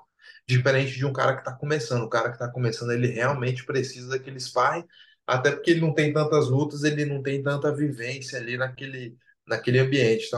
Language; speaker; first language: Portuguese; native; Portuguese